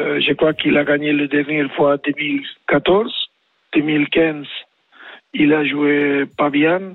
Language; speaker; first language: French; non-native, learner; Spanish